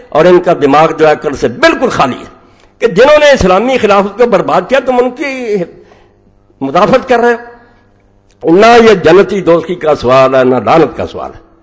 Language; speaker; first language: Urdu; non-native, local second language; Punjabi